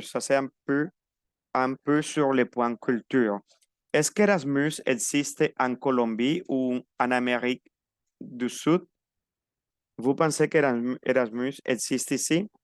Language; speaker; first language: French; non-native, fluent; Spanish